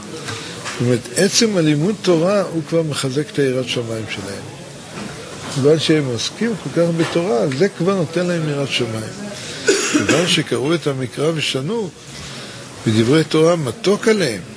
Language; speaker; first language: Hebrew; native; Hebrew